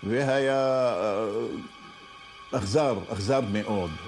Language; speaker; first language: Hebrew; non-native, fluent; Arabic